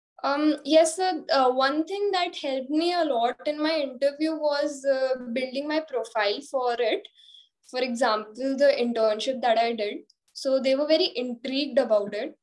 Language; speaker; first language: English; non-native, local second language; Hindi